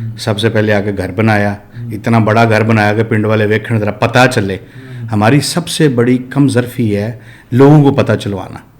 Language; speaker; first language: Urdu; non-native, local second language; Punjabi